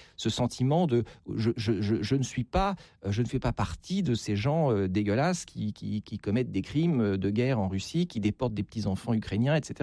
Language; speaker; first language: French; native; French